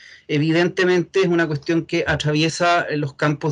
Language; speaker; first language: Spanish; native; Spanish